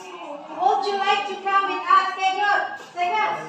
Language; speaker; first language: English; non-native, learner; Indonesian